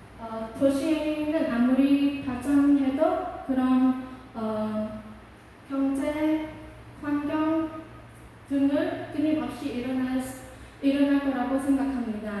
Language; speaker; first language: Korean; non-native, local second language; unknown